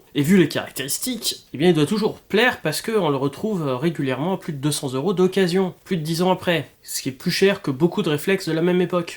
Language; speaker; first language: French; native; French